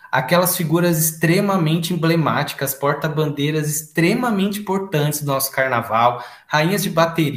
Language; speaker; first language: Portuguese; native; Portuguese